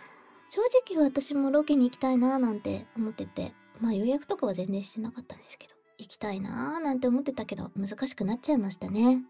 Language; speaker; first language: Japanese; native; Japanese